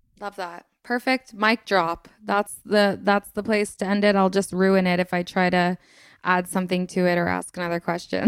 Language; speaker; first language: English; native; English